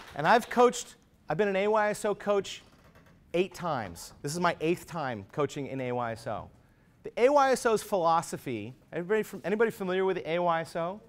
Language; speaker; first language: English; native; English